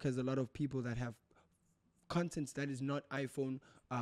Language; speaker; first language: English; non-native, local second language; Zulu